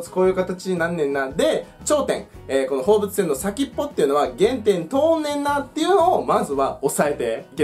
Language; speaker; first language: Japanese; native; Japanese